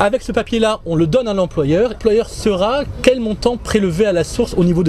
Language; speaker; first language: French; native; French